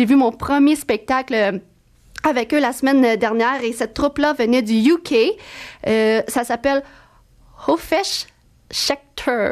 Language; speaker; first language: French; native; French